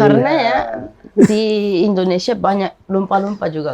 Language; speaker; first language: Indonesian; non-native, fluent; Japanese